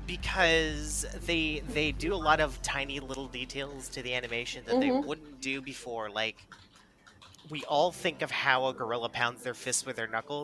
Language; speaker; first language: English; native; English